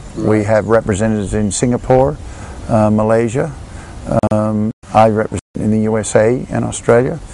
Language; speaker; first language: English; native; English